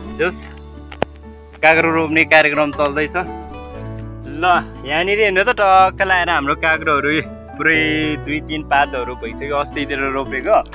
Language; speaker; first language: Nepali; non-native, local second language; Eastern Tamang